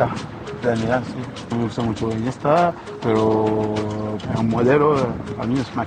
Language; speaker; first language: Spanish; non-native, learner; French